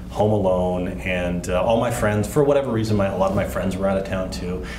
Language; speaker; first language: English; native; English